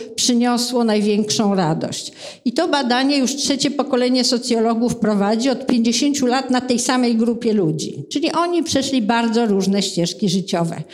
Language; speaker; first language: Polish; native; Polish